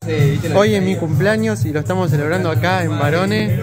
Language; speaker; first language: Spanish; native; Spanish